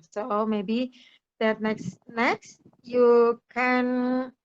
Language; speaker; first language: English; non-native, learner; Indonesian